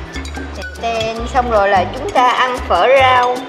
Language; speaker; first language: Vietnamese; non-native, learner; Japanese